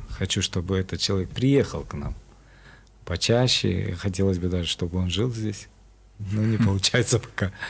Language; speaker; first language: Russian; non-native, local second language; Kyrgyz